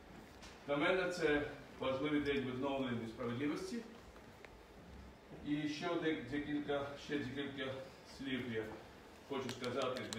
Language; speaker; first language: Ukrainian; non-native, fluent; Georgian